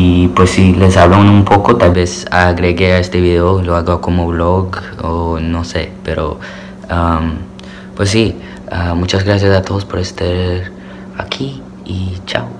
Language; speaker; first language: Spanish; early bilingual, heritage; Spanish